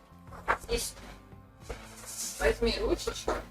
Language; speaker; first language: Russian; native; Russian